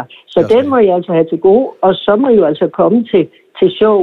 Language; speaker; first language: Danish; native; Danish